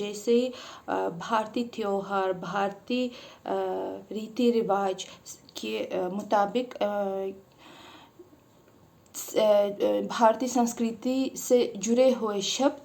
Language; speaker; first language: Hindi; non-native, fluent; Uzbek